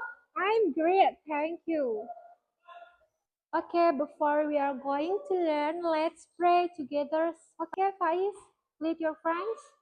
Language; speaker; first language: English; non-native, fluent; Indonesian